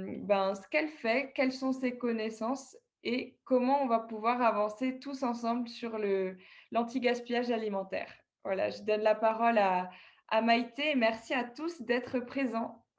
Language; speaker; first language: French; native; French